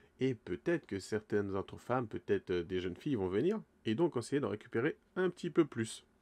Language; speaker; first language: French; native; French